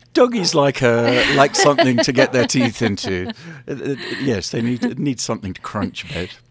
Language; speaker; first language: English; native; English